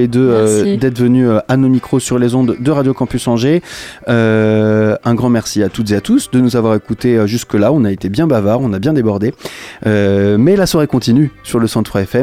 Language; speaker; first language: French; native; French